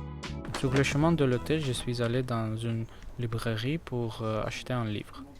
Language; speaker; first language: French; non-native, learner; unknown